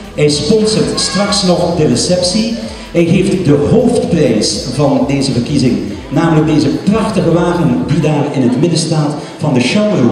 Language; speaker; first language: Dutch; native; Dutch